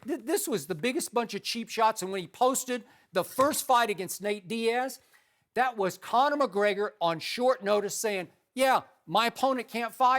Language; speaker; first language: English; native; English